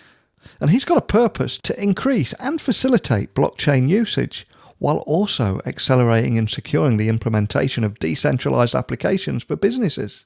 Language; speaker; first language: English; native; English